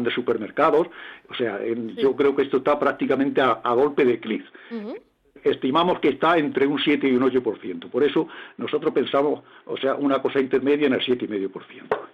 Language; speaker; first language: Spanish; native; Spanish